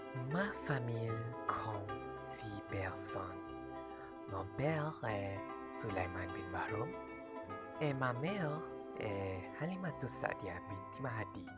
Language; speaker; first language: French; non-native, learner; Malay